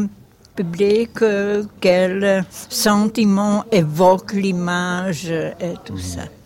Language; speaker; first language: French; non-native, fluent; Czech